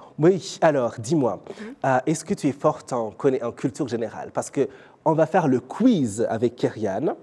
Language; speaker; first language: French; non-native, local second language; Kinyarwanda